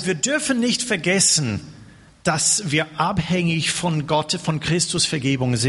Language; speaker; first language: German; non-native, fluent; English